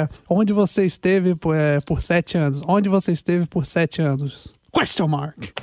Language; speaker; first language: Portuguese; native; Portuguese